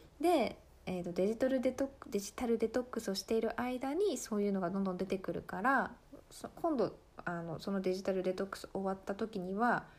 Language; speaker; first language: Japanese; native; Japanese